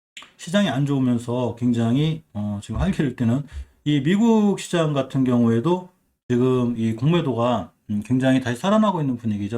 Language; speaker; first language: Korean; native; Korean